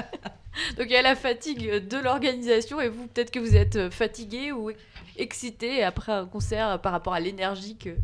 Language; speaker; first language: French; native; French